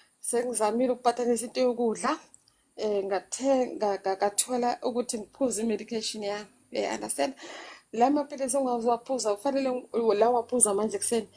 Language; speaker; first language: Zulu; non-native, local second language; Xhosa